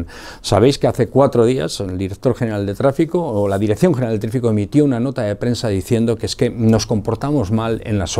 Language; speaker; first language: Spanish; native; Spanish